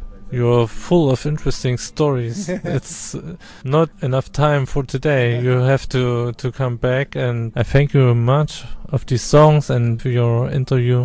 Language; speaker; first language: English; non-native, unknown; German